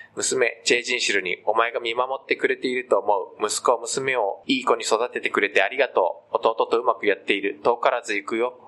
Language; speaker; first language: Japanese; native; Japanese